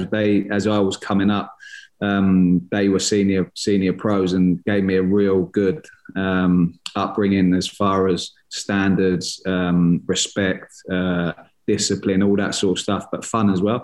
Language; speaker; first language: English; native; English